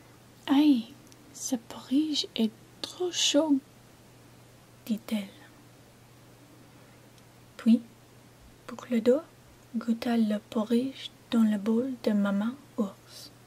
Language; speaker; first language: French; non-native, learner; English